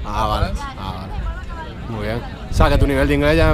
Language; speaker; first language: Spanish; native; Spanish